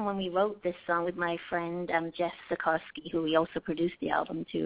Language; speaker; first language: English; native; English